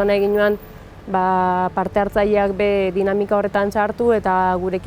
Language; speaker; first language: Basque; native; Basque